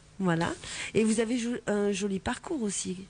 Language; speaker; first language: French; native; French